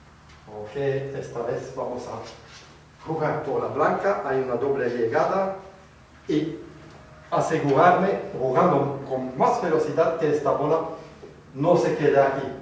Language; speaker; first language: Spanish; non-native, fluent; French